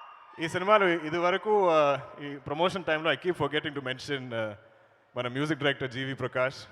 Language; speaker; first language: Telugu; non-native, learner; Malayalam